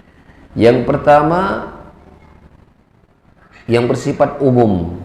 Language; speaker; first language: Indonesian; native; Indonesian